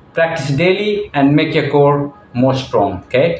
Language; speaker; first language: English; non-native, local second language; Nepali